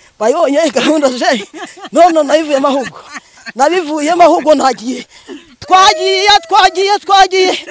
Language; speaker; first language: Kinyarwanda; native; Kinyarwanda